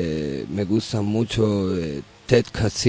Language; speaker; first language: Spanish; non-native, learner; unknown